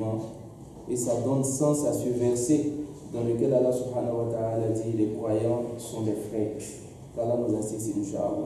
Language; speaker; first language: French; non-native, local second language; Dyula